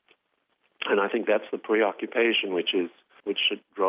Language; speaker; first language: English; native; English